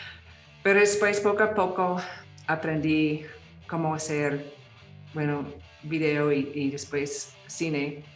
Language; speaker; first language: Spanish; non-native, fluent; English